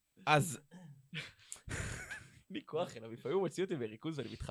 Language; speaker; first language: Hebrew; native; Hebrew